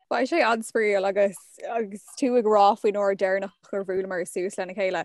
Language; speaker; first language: Irish; non-native, local second language; English